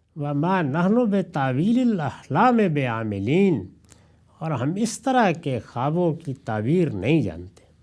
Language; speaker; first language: Urdu; non-native, local second language; Punjabi